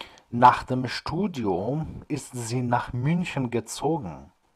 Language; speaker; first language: German; non-native, fluent; Persian